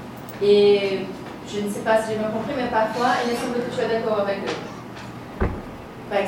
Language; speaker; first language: French; non-native, fluent; Portuguese